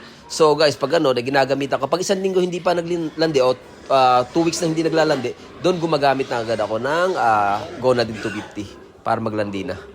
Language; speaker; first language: Filipino; native; Filipino